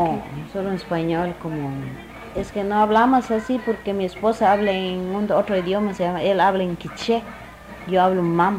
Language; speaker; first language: Spanish; non-native, local second language; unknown